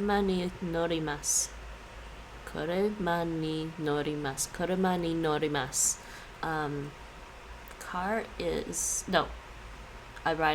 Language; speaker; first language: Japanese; non-native, learner; English